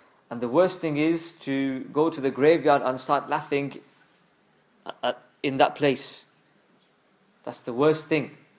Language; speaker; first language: English; early bilingual, other home language; Urdu